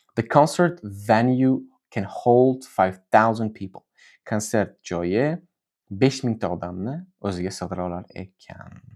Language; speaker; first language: English; non-native, fluent; Uzbek